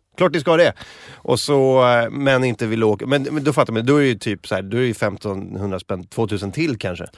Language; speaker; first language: Swedish; native; Swedish